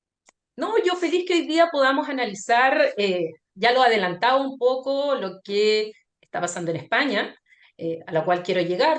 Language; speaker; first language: Spanish; native; Spanish